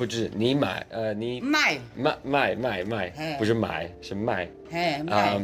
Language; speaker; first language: Chinese; non-native, learner; English